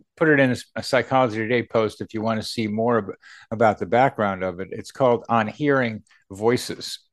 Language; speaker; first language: English; native; English